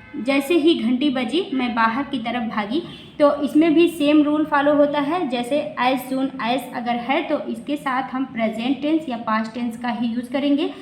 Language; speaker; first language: Hindi; native; Hindi